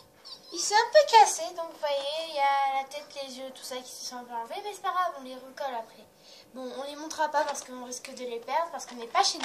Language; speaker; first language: French; native; French